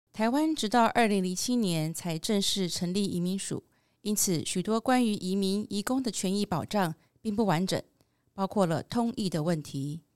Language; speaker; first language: Chinese; native; Chinese